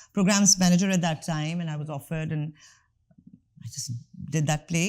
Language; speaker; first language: English; non-native, local second language; Urdu